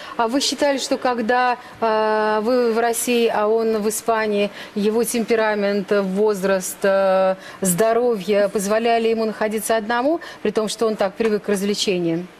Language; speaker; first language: Russian; native; Russian